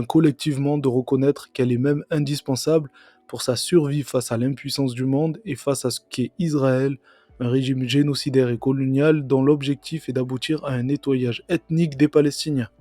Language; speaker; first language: French; native; French